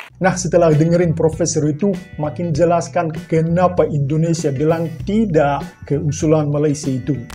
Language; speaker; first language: Malay; non-native, fluent; Russian